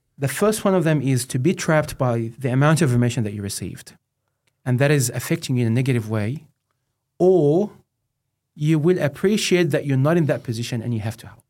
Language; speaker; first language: English; non-native, fluent; Arabic